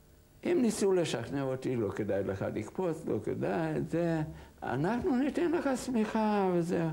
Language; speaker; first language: Hebrew; non-native, fluent; Hungarian